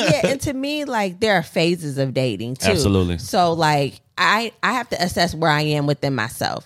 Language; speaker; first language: English; native; English